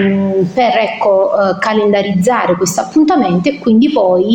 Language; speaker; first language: Italian; native; Italian